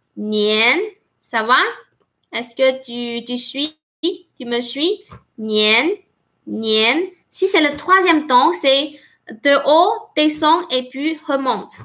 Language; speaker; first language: French; non-native, fluent; Chinese